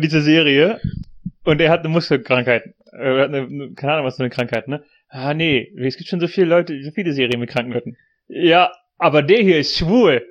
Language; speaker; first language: German; native; German